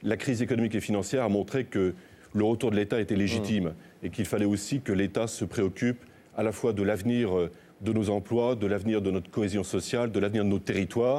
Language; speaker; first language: French; native; French